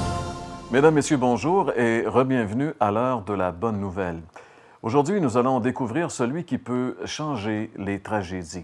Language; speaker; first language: French; native; French